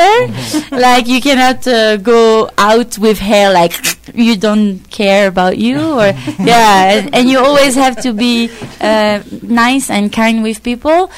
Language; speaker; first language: English; non-native, fluent; French